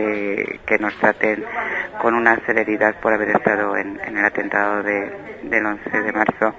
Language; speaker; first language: Spanish; native; Spanish